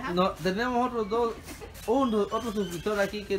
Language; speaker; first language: Spanish; native; Spanish